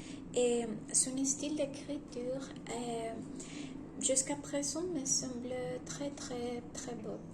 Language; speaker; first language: French; non-native, learner; Spanish